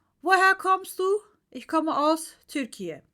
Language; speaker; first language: German; non-native, fluent; Turkish